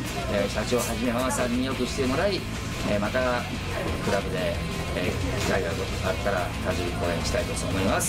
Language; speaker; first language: Japanese; native; Japanese